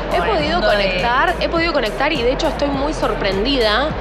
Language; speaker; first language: Spanish; native; Spanish